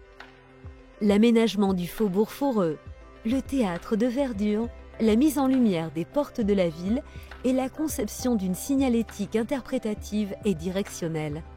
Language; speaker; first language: French; native; French